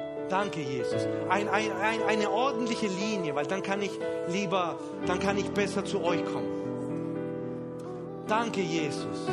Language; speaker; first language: German; non-native, fluent; Spanish